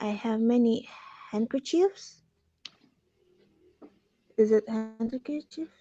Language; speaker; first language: English; non-native, fluent; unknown